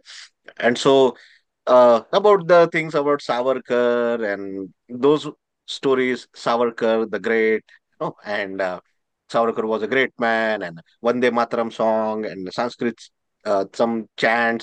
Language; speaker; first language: English; non-native, local second language; Marathi